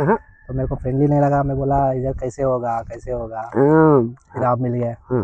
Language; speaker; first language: Hindi; non-native, local second language; Telugu